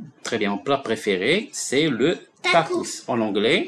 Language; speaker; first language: French; non-native, local second language; Arabic